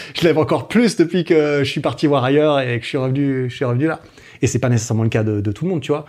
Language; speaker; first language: French; native; French